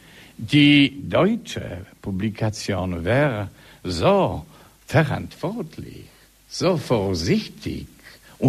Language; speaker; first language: German; non-native, learner; Polish